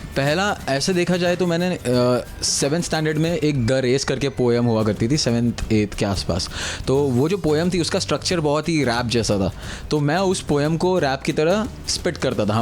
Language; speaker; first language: Hindi; non-native, local second language; Tulu